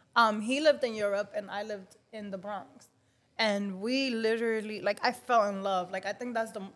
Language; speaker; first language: English; non-native, fluent; Spanish